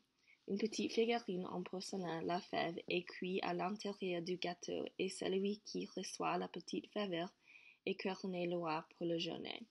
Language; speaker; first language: French; non-native, learner; English